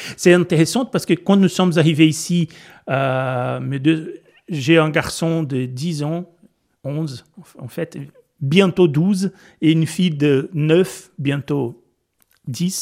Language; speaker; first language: French; non-native, fluent; Portuguese